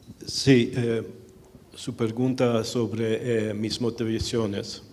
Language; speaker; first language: Spanish; early bilingual, heritage; Spanish